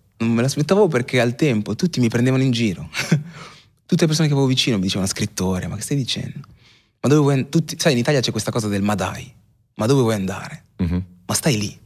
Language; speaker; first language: Italian; early bilingual, other home language; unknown